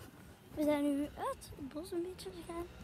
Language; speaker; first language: Dutch; native; Dutch